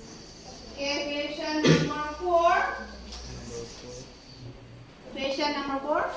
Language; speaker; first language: English; non-native, learner; Indonesian